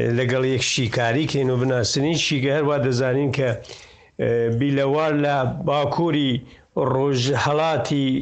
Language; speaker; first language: Central Kurdish; non-native, local second language; Southern Kurdish